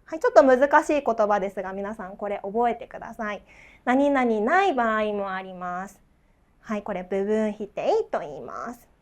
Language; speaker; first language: Japanese; non-native, fluent; Chinese